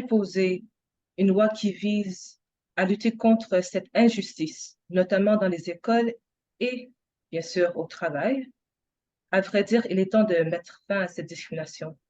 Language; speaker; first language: French; non-native, fluent; English